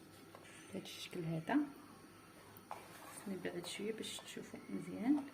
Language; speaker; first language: Arabic; native; Arabic